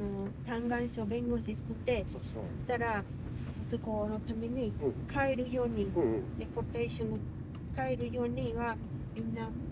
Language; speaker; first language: Japanese; non-native, learner; Spanish